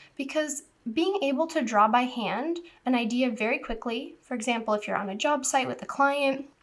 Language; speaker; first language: English; native; English